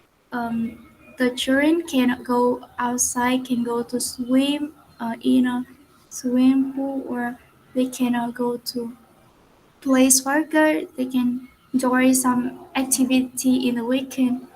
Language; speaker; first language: English; non-native, learner; Vietnamese